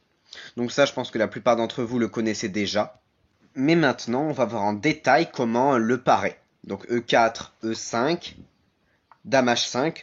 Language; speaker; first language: French; native; French